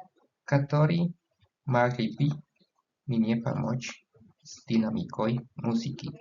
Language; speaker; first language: Russian; non-native, learner; Spanish